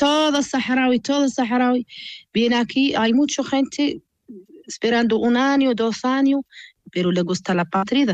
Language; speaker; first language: Spanish; non-native, learner; Arabic